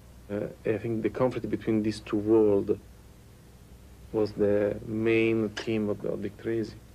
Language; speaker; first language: English; non-native, fluent; Italian